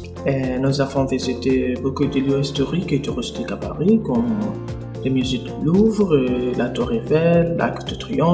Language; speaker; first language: French; non-native, learner; Arabic